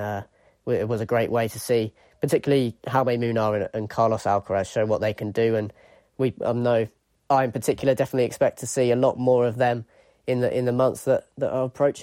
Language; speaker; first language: English; native; English